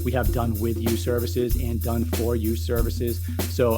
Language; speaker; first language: English; native; English